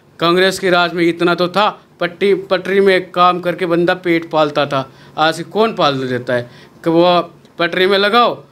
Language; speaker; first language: Hindi; native; Hindi